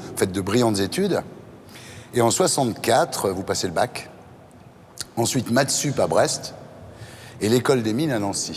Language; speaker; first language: French; native; French